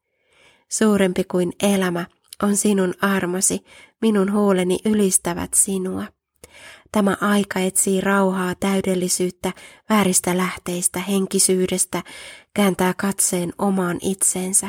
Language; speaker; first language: Finnish; native; Finnish